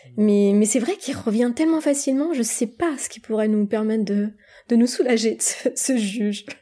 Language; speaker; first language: French; native; French